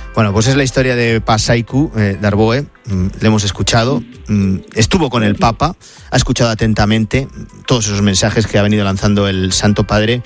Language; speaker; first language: Spanish; native; Spanish